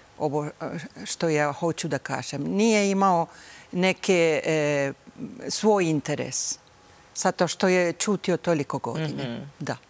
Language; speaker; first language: Bosnian; early bilingual, heritage; Bosnian